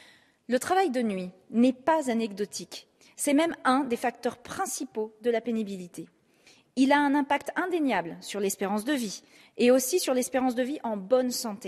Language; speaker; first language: French; native; French